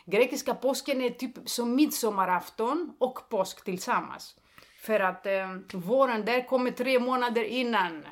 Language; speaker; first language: Swedish; non-native, fluent; Greek